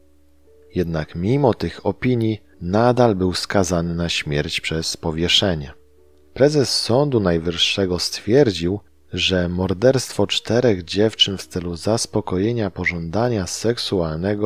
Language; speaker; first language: Polish; native; Polish